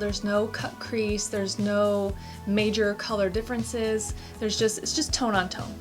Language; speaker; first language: English; native; English